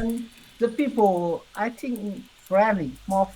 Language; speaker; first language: English; non-native, learner; Vietnamese